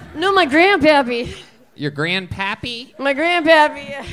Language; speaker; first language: English; native; English